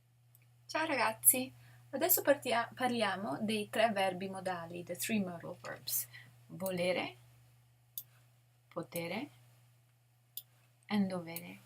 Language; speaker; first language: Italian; non-native, fluent; English